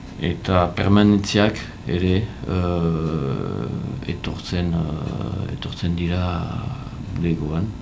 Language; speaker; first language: Basque; non-native, learner; French